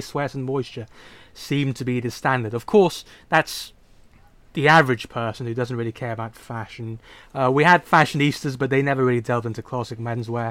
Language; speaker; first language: English; non-native, local second language; Cantonese